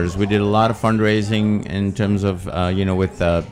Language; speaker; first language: English; non-native, fluent; Spanish